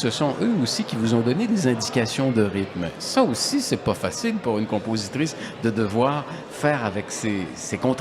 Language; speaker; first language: French; native; French